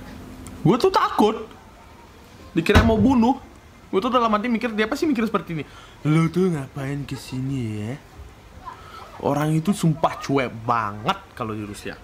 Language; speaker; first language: Indonesian; non-native, fluent; Russian